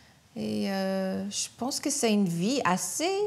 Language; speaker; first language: French; non-native, fluent; English